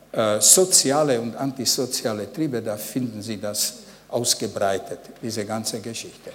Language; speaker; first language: German; non-native, fluent; Hungarian